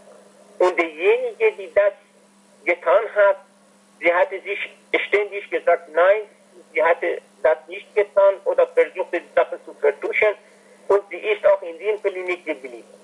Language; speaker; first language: German; non-native, fluent; Persian